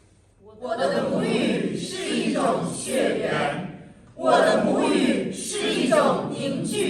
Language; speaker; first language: Chinese; non-native, learner; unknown